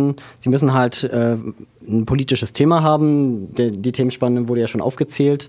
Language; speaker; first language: German; native; German